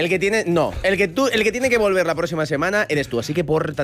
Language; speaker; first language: Spanish; native; Spanish